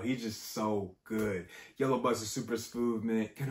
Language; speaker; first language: English; native; English